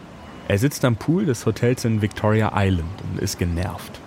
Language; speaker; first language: German; native; German